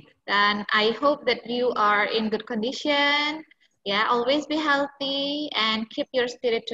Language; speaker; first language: English; non-native, fluent; Indonesian